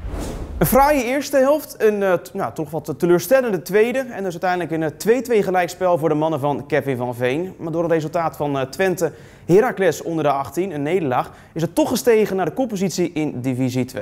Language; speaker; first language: Dutch; native; Dutch